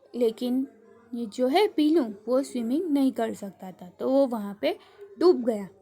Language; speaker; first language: Hindi; non-native, local second language; Gujarati